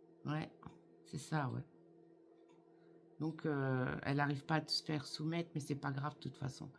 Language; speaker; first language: French; native; French